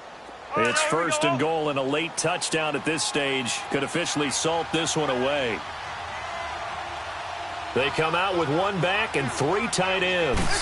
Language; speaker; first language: English; native; English